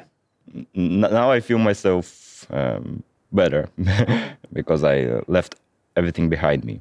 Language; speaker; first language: English; non-native, fluent; Russian